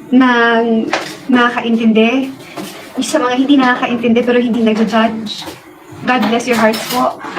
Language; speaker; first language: Filipino; non-native, local second language; Hiligaynon